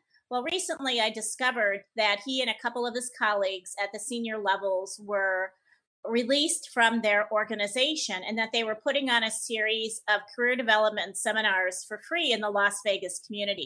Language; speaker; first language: English; native; English